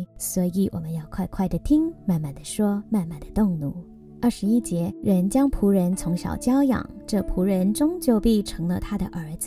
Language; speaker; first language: Chinese; native; Chinese